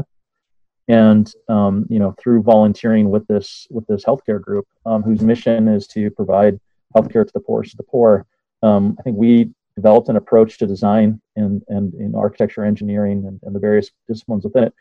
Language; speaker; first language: English; native; English